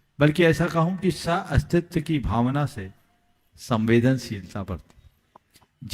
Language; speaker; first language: Hindi; native; Hindi